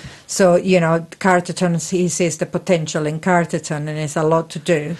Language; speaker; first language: English; non-native, fluent; Spanish